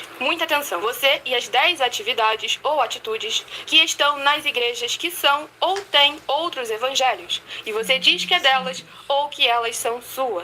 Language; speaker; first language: Portuguese; native; Portuguese